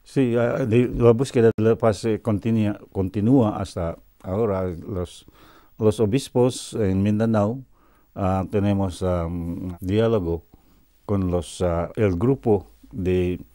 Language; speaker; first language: Spanish; non-native, fluent; Cebuano